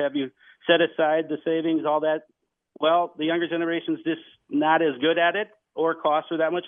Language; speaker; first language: English; native; English